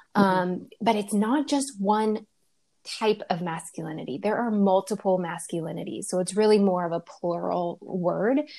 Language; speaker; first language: English; early bilingual, other home language; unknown